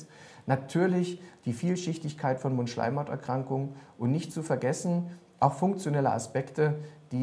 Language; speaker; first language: German; native; German